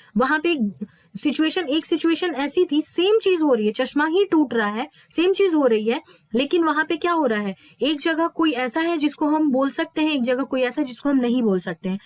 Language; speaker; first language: Hindi; native; Hindi